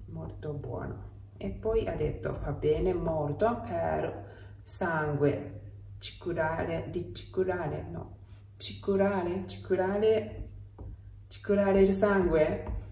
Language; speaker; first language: Italian; non-native, learner; Japanese